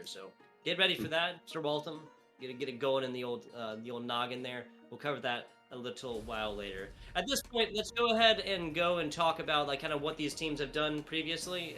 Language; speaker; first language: English; native; English